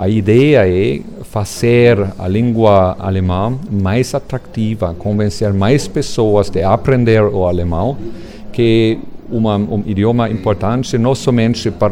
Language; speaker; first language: Portuguese; non-native, fluent; German